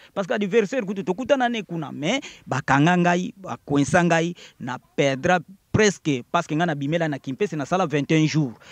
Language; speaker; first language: Lingala; non-native, local second language; Kongo